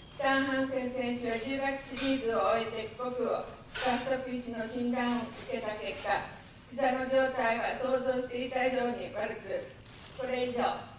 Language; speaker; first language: Japanese; native; Japanese